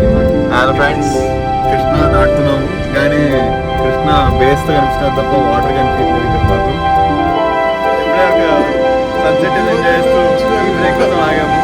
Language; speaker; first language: Telugu; native; Telugu